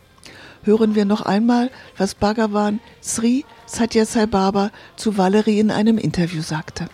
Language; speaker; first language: German; native; German